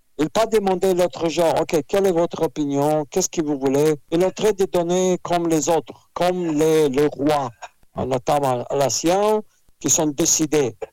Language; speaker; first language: French; non-native, fluent; Russian